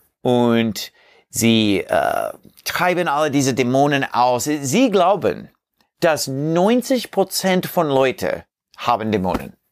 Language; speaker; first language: German; non-native, learner; English